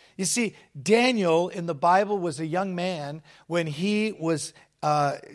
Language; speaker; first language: English; native; English